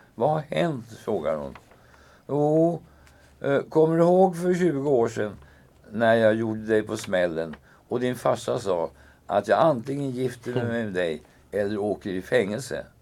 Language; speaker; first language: Swedish; native; Swedish